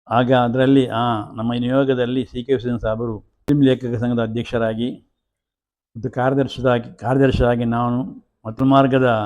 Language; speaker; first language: Kannada; non-native, local second language; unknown